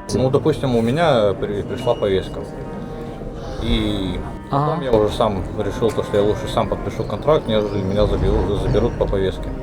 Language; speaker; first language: Russian; native; Russian